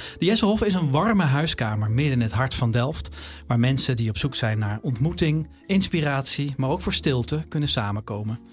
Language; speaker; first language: Dutch; native; Dutch